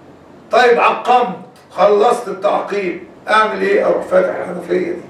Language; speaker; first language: Arabic; native; Arabic